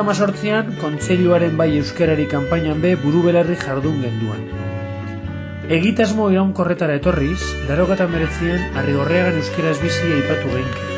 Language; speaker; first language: Basque; native; Basque